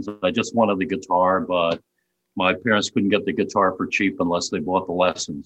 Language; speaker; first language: English; native; English